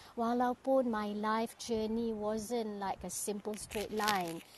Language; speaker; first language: English; non-native, local second language; Malay